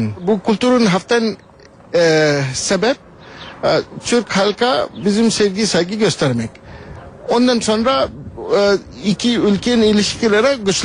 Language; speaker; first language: Turkish; non-native, learner; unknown